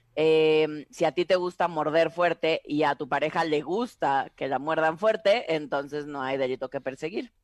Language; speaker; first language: Spanish; native; Spanish